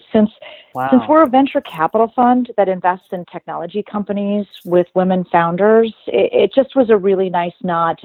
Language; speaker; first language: English; native; English